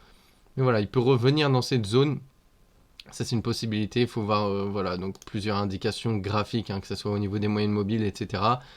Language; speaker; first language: French; native; French